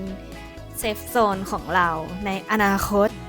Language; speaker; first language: Thai; native; Thai